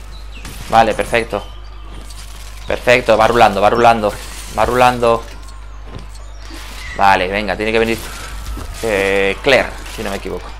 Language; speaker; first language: Spanish; native; Spanish